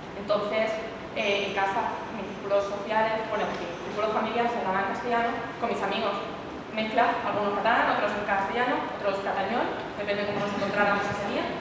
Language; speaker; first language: Spanish; native; Spanish